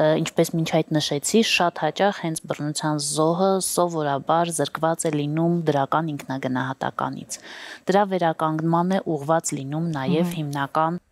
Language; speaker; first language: Armenian; native; Armenian